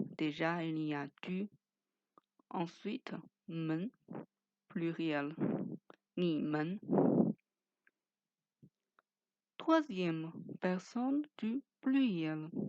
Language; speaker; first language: French; non-native, fluent; Chinese